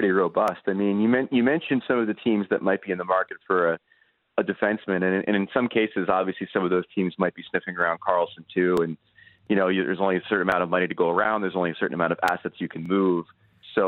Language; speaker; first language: English; native; English